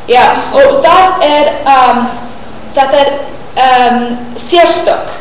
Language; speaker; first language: Icelandic; non-native, learner; English